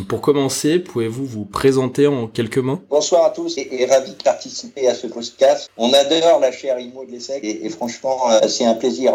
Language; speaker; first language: French; native; French